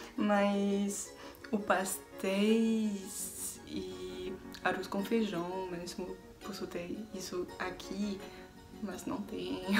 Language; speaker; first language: Portuguese; non-native, learner; French